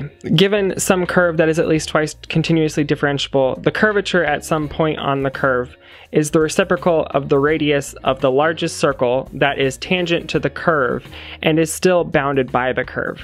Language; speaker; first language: English; native; English